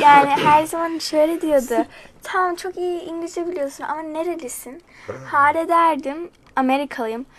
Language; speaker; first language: Turkish; early bilingual, other home language; English